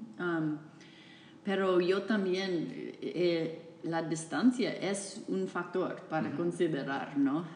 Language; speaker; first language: Spanish; non-native, fluent; English